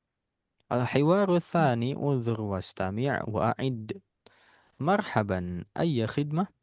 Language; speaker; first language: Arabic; non-native, fluent; Indonesian